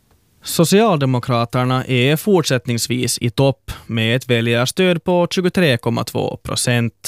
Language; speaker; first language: Swedish; native; Swedish